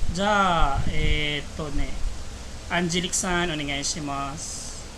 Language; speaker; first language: Japanese; non-native, fluent; Filipino